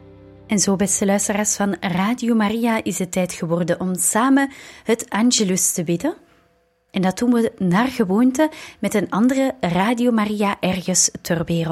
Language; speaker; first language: Dutch; native; Dutch